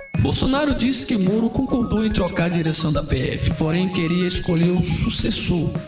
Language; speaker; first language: Portuguese; native; Portuguese